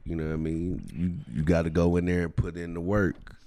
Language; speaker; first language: English; native; English